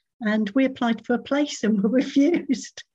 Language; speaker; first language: English; native; English